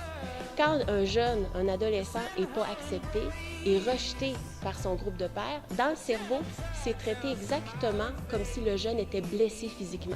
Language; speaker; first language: French; native; French